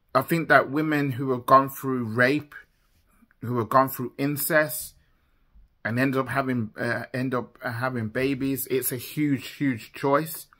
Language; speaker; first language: English; native; English